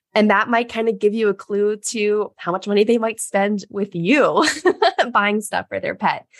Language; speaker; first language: English; native; English